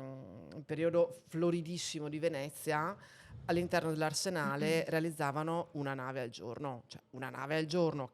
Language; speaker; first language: Italian; native; Italian